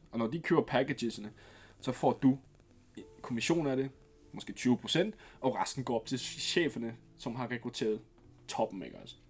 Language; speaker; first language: Danish; native; Danish